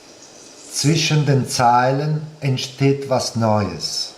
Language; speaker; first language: German; non-native, fluent; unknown